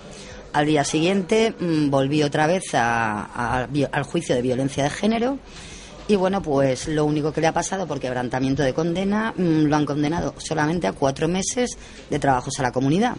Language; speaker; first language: Spanish; native; Spanish